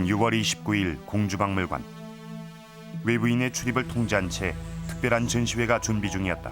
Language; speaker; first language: Korean; native; Korean